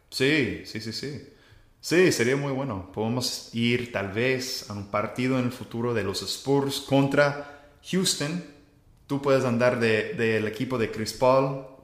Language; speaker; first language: Spanish; non-native, fluent; English